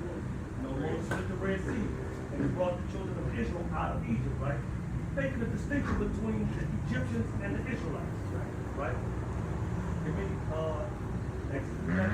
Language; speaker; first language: English; native; English